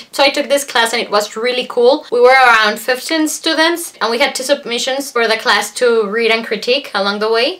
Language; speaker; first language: English; non-native, fluent; Spanish